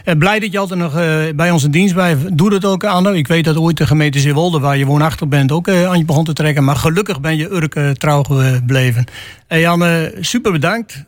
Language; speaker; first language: Dutch; native; Dutch